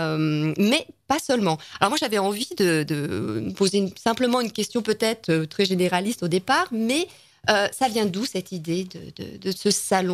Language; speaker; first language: French; native; French